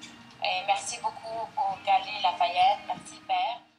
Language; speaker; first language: French; non-native, fluent; Arabic